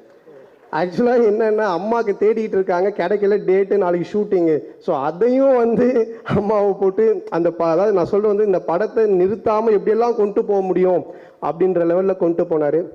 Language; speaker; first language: Tamil; native; Tamil